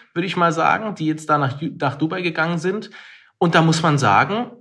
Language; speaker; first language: German; native; German